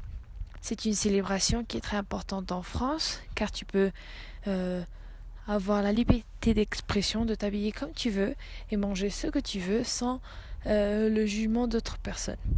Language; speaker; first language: French; non-native, fluent; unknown